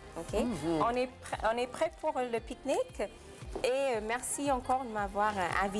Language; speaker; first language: French; non-native, fluent; English